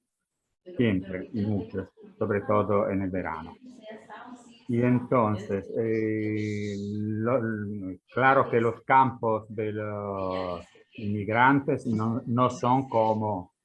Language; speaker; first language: Spanish; non-native, fluent; Italian